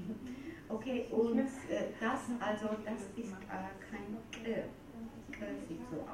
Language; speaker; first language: German; non-native, fluent; Georgian